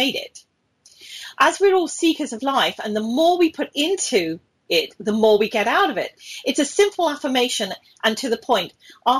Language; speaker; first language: English; native; English